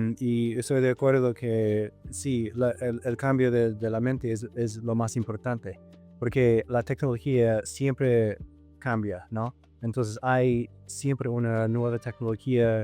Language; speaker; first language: Spanish; non-native, fluent; English